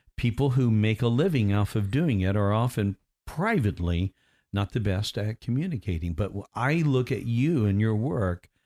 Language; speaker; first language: English; native; English